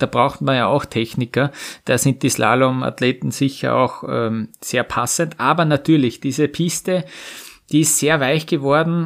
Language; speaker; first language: German; native; German